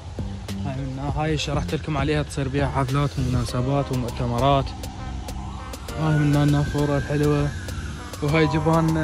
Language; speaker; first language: Arabic; native; Arabic